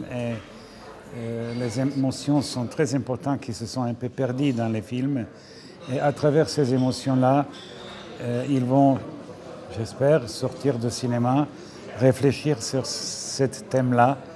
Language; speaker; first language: French; non-native, fluent; Serbian